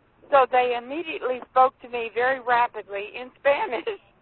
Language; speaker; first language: English; native; English